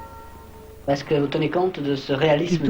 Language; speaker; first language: French; native; French